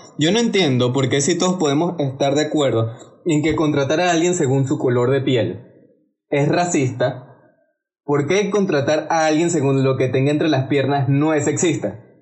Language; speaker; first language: Spanish; native; Spanish